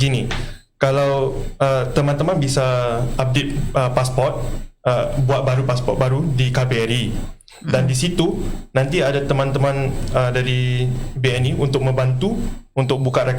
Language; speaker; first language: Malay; non-native, local second language; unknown